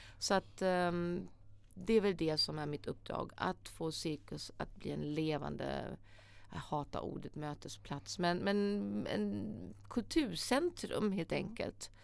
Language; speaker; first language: Swedish; non-native, fluent; German